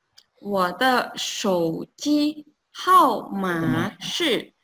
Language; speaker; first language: Chinese; non-native, fluent; Indonesian